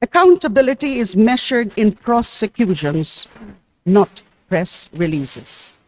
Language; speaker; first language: English; non-native, local second language; Filipino